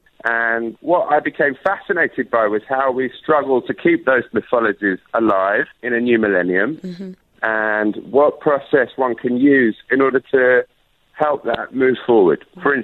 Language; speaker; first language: English; native; English